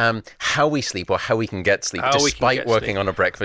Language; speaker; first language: English; native; English